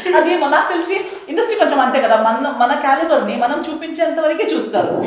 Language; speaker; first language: Telugu; non-native, fluent; Konkani